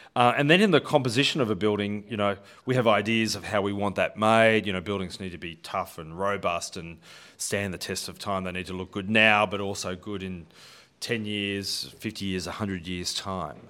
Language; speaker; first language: English; native; English